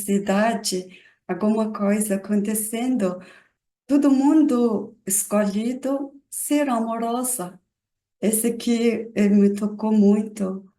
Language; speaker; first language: Portuguese; non-native, learner; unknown